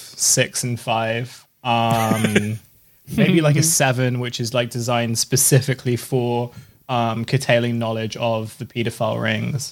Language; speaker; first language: English; native; English